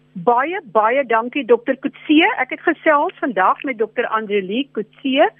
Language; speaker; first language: Afrikaans; native; Afrikaans